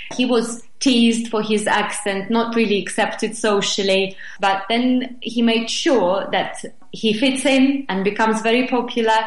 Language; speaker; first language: English; non-native, fluent; Russian